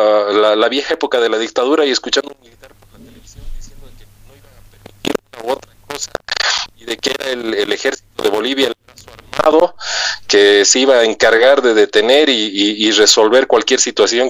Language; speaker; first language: Spanish; native; Spanish